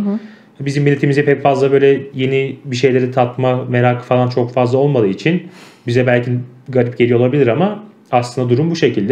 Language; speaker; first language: Turkish; native; Turkish